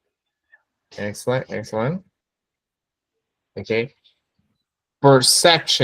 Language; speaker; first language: English; non-native, fluent; Spanish